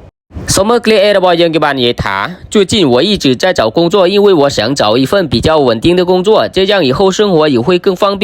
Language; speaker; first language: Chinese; non-native, fluent; Khmer